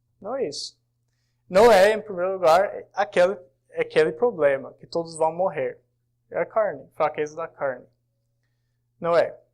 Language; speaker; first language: Portuguese; non-native, fluent; English